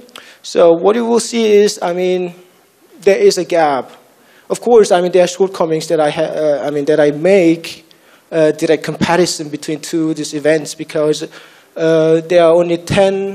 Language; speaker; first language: English; non-native, fluent; Korean